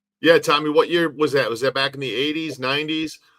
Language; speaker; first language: English; native; English